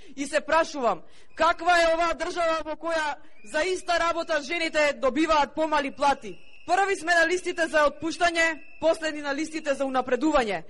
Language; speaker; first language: Macedonian; native; Macedonian